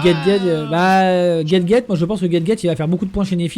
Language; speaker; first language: French; native; French